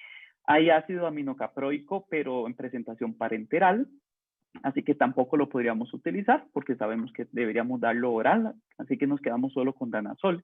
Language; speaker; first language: Spanish; native; Spanish